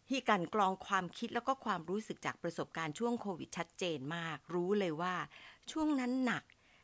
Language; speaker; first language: Thai; native; Thai